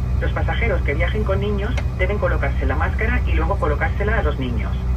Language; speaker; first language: Spanish; native; Spanish